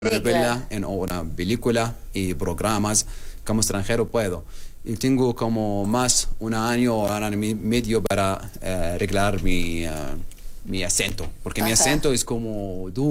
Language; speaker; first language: Spanish; non-native, learner; Arabic